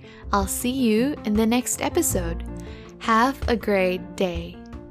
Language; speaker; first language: English; non-native, fluent; Indonesian